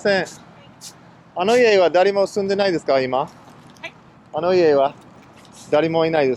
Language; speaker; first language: Japanese; non-native, learner; English